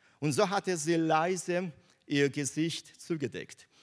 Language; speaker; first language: German; non-native, fluent; Russian